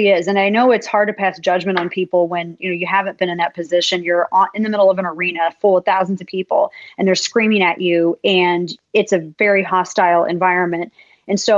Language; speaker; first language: English; native; English